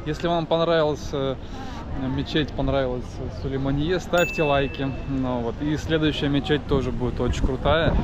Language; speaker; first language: Russian; native; Russian